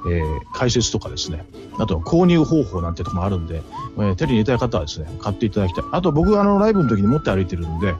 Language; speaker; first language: Japanese; native; Japanese